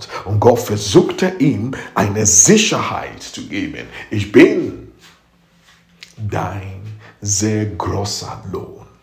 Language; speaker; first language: German; non-native, fluent; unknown